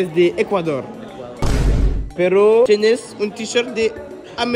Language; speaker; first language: Spanish; non-native, learner; French